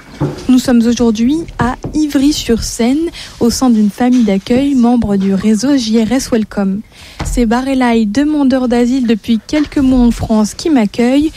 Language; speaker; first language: French; native; French